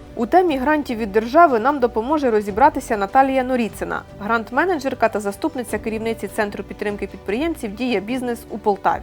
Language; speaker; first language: Ukrainian; native; Ukrainian